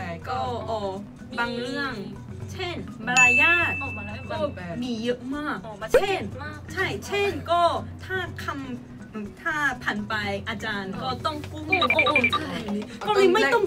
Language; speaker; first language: Thai; non-native, learner; Korean